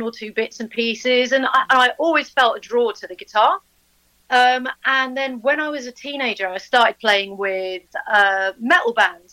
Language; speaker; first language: English; native; English